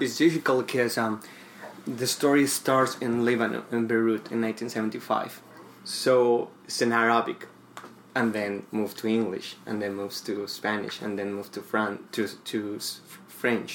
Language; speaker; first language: English; non-native, fluent; Spanish